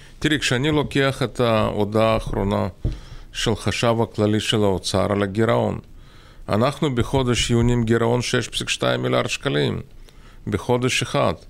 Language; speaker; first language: Hebrew; non-native, fluent; Russian